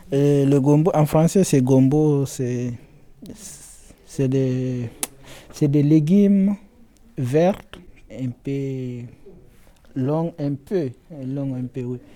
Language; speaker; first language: French; non-native, learner; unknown